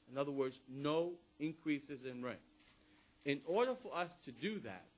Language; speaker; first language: English; early bilingual, other home language; Spanish